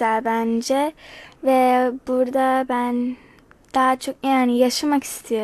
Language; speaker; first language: Turkish; non-native, learner; English